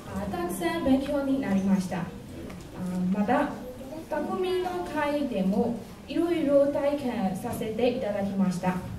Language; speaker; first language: Japanese; non-native, learner; Burmese